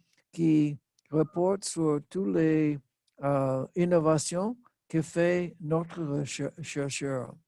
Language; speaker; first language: French; non-native, learner; English